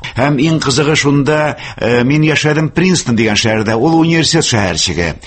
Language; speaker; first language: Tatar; native; Tatar